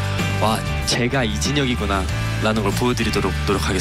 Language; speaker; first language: Korean; native; Korean